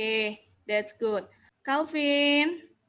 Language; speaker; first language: English; non-native, learner; Indonesian